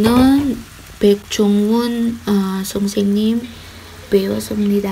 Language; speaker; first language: Korean; non-native, learner; Filipino